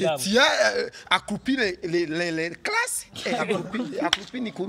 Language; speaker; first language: French; non-native, local second language; Rundi